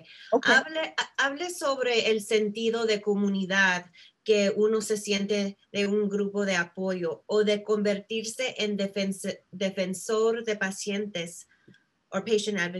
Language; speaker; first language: Spanish; early bilingual, heritage; Spanish